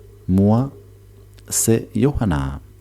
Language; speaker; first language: French; non-native, learner; Tigrinya